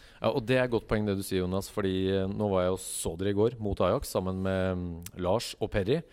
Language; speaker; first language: Norwegian; native; Norwegian